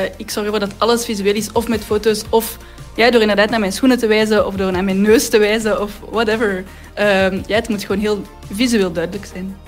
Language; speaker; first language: Dutch; native; Dutch